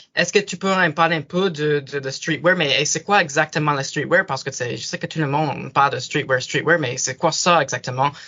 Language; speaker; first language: French; non-native, learner; English